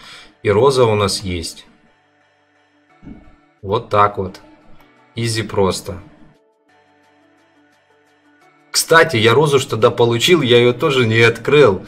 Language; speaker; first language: Russian; native; Russian